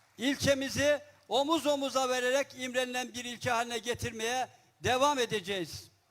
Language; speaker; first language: Turkish; native; Turkish